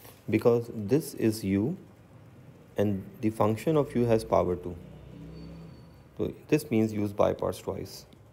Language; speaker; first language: English; non-native, local second language; Urdu